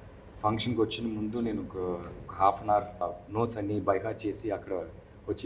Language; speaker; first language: Telugu; non-native, learner; Tamil